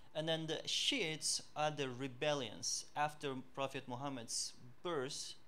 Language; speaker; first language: English; non-native, fluent; Uzbek